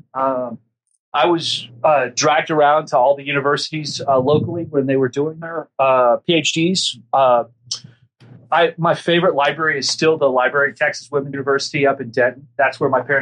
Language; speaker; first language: English; native; English